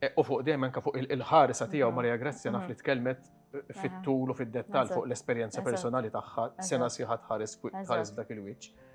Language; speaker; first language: Maltese; native; Maltese